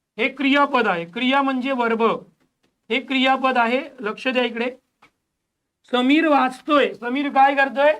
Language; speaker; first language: Marathi; non-native, local second language; Hindi